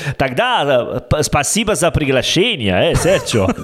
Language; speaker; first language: Russian; non-native, learner; Italian